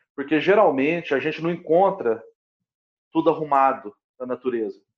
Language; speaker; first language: Portuguese; native; Portuguese